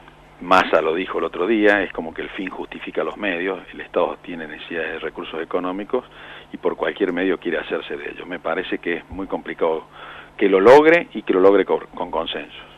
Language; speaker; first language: Spanish; native; Spanish